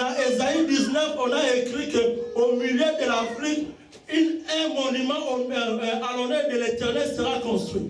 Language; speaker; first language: French; non-native, local second language; Lingala